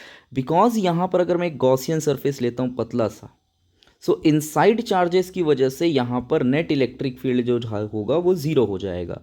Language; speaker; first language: Hindi; native; Hindi